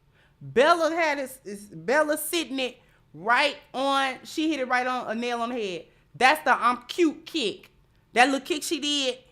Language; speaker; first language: English; native; English